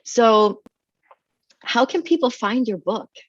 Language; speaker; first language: English; native; English